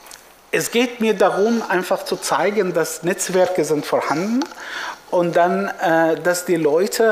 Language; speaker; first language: German; non-native, fluent; Arabic